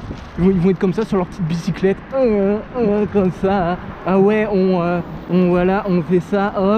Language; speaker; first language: French; native; French